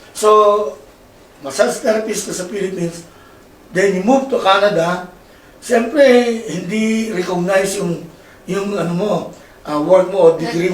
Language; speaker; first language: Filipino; native; Filipino